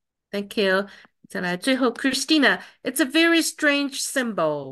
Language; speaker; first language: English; non-native, fluent; Chinese